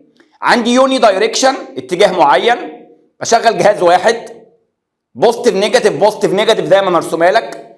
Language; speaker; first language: Arabic; native; Arabic